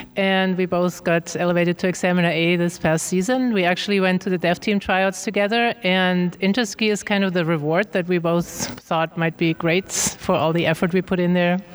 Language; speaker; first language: English; non-native, fluent; German